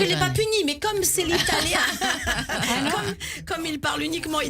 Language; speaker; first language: French; native; French